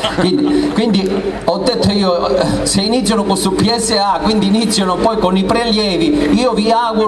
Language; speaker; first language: Italian; native; Italian